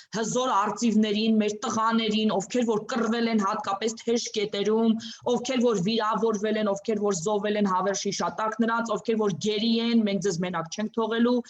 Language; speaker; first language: Armenian; native; Armenian